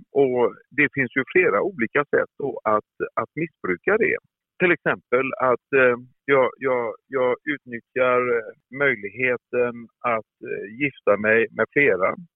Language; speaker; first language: Swedish; native; Swedish